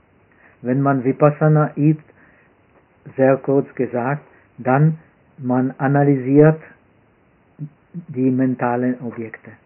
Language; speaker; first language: German; non-native, fluent; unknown